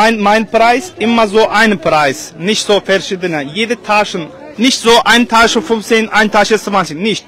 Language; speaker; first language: German; non-native, learner; Turkish